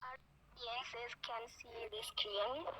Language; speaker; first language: English; non-native, learner; Indonesian